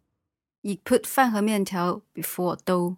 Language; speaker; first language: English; non-native, fluent; Chinese